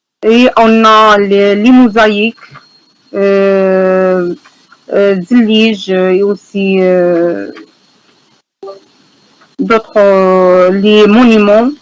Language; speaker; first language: French; non-native, learner; Arabic